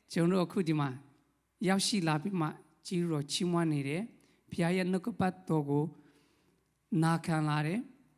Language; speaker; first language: Burmese; non-native, local second language; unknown